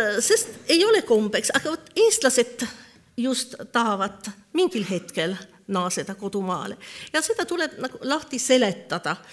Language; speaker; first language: Estonian; non-native, fluent; French